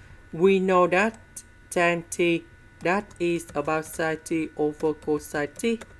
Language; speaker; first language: English; non-native, fluent; Vietnamese